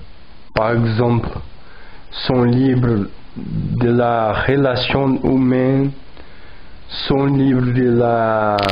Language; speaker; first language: French; non-native, learner; Portuguese